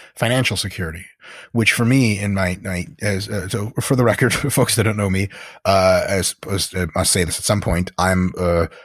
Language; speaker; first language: English; early bilingual, other home language; Russian